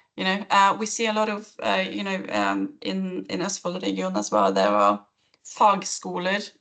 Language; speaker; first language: English; non-native, fluent; Norwegian